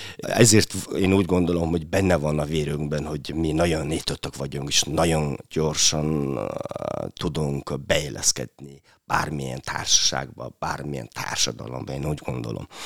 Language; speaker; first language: Hungarian; non-native, fluent; Mongolian